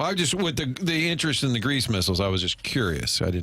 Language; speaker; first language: English; native; English